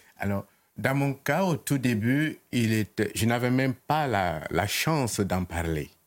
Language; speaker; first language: French; non-native, local second language; Mossi